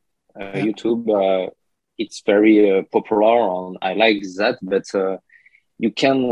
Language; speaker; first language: English; non-native, learner; French